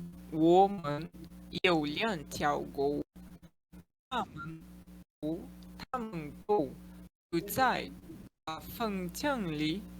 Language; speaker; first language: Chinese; non-native, learner; Portuguese